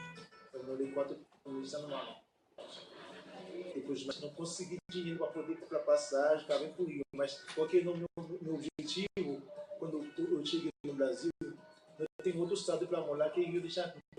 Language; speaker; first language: Portuguese; non-native, learner; Haitian Creole